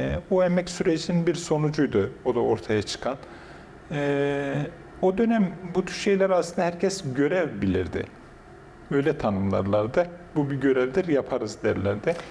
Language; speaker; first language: Turkish; non-native, local second language; Kurdish